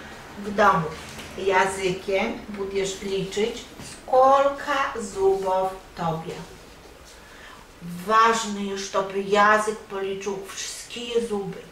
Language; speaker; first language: Polish; non-native, learner; Russian